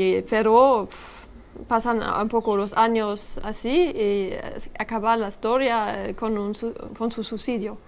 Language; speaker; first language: Spanish; non-native, learner; French